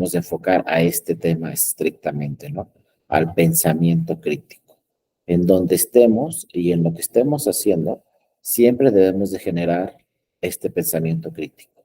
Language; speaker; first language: Spanish; native; Spanish